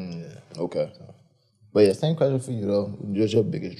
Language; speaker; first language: English; native; English